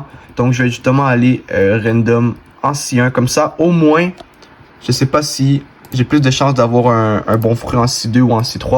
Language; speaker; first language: French; native; French